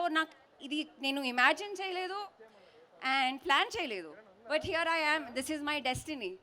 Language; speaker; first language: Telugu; non-native, local second language; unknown